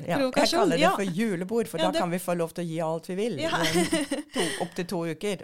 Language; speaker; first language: Norwegian; non-native, fluent; German